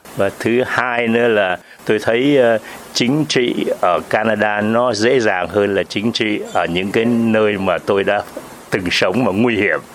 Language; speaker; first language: Vietnamese; native; Vietnamese